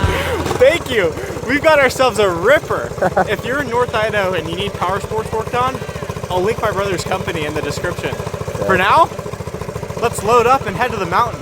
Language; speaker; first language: English; native; English